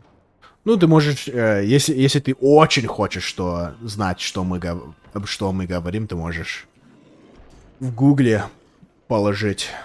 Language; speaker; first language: Russian; non-native, learner; English